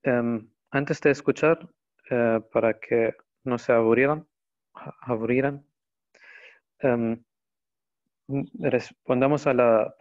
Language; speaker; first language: Spanish; non-native, fluent; Arabic